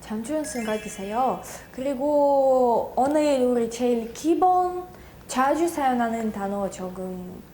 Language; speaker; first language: Korean; non-native, fluent; Russian